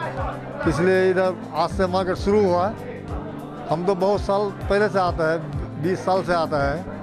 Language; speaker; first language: Hindi; non-native, local second language; Kashmiri